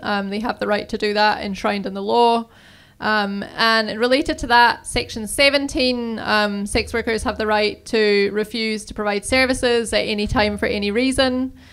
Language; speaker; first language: English; native; English